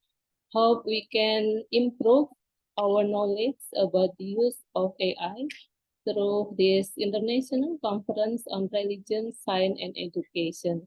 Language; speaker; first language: English; non-native, fluent; Indonesian